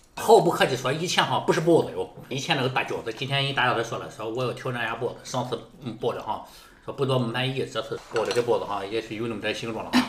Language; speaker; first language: Chinese; native; Chinese